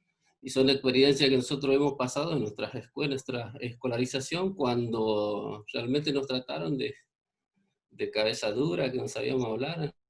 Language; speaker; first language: Spanish; non-native, local second language; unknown